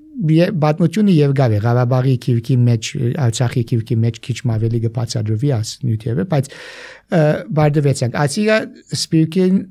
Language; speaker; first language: Armenian; early bilingual, heritage; Armenian